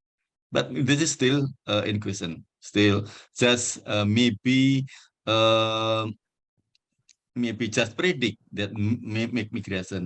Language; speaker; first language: English; non-native, fluent; Indonesian